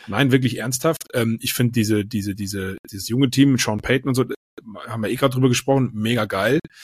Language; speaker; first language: German; native; German